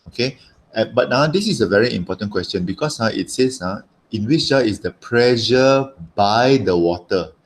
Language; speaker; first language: English; non-native, local second language; Malay